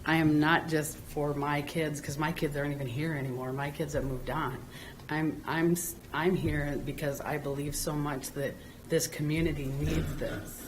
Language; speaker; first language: English; native; English